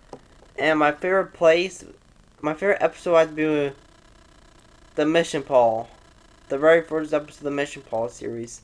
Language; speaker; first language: English; native; English